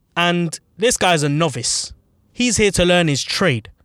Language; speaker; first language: English; native; English